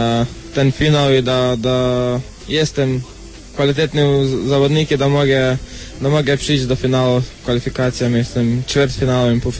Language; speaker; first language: Polish; non-native, learner; Croatian